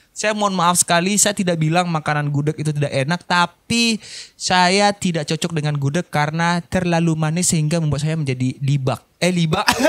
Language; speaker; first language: Indonesian; native; Indonesian